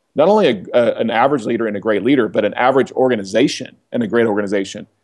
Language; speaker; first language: English; native; English